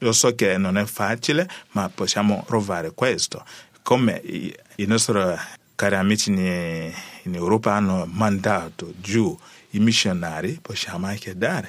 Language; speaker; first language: Italian; non-native, learner; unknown